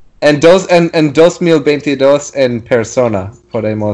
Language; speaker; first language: Spanish; non-native, learner; English